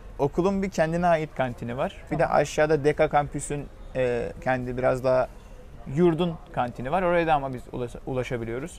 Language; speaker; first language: Turkish; native; Turkish